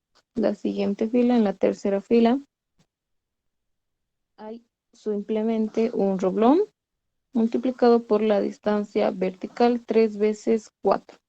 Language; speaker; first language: Spanish; native; Spanish